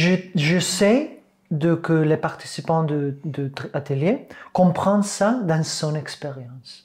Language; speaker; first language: French; non-native, fluent; Catalan